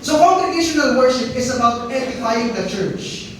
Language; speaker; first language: English; non-native, local second language; Filipino